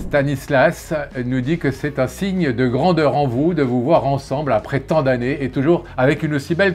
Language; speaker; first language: French; native; French